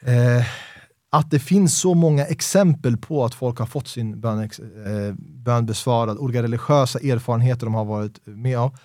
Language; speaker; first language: Swedish; native; Swedish